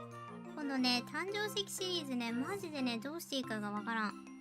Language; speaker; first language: Japanese; native; Japanese